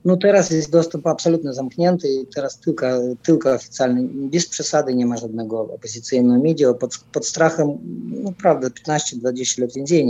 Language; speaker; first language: Polish; non-native, fluent; Russian